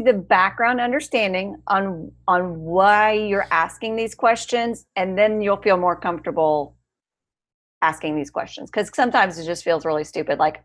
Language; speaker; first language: English; native; English